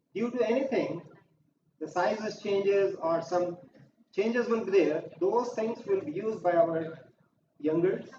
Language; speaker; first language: English; non-native, local second language; Hindi